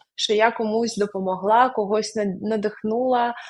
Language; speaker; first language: Ukrainian; non-native, local second language; Russian